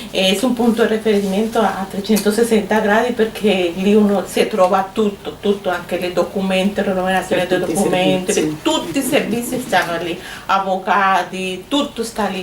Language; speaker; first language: Italian; non-native, learner; Spanish